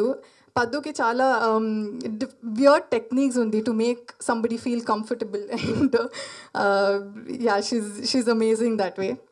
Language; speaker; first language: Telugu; non-native, learner; Malayalam